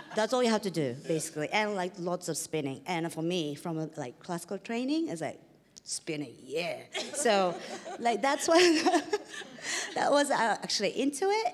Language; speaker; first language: English; non-native, fluent; Japanese